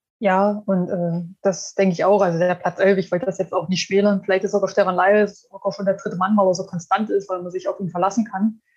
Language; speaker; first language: German; native; German